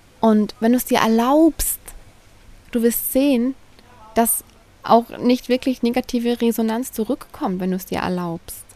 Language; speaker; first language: German; native; German